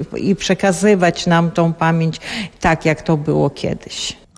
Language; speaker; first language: Polish; native; Polish